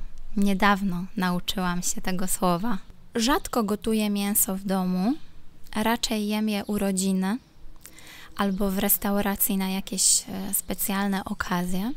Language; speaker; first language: Polish; non-native, local second language; Ukrainian